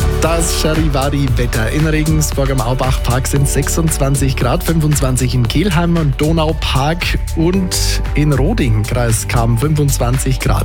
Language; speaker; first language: German; native; German